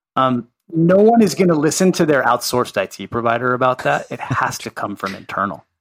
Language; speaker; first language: English; native; English